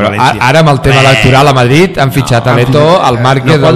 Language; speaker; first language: Catalan; native; Catalan